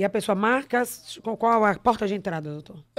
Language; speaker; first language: Portuguese; native; Portuguese